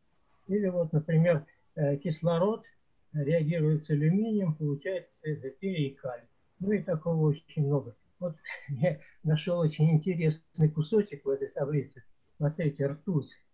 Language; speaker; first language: Russian; native; Russian